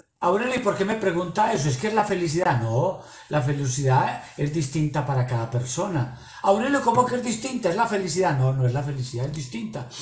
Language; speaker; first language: Spanish; native; Spanish